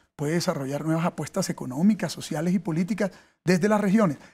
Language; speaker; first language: Spanish; native; Spanish